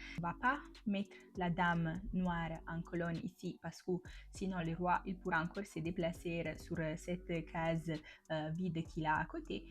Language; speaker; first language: French; non-native, fluent; Italian